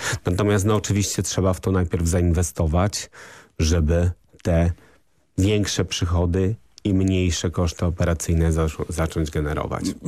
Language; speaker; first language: Polish; native; Polish